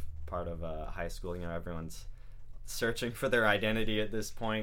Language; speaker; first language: English; native; English